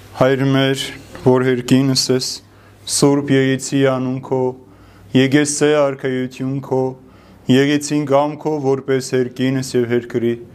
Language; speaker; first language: Armenian; native; Armenian